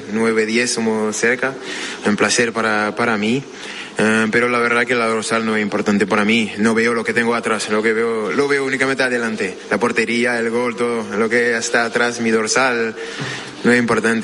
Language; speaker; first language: Spanish; non-native, fluent; French